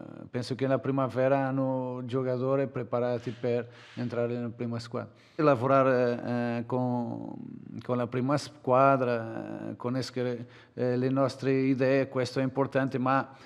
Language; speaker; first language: Italian; non-native, learner; Portuguese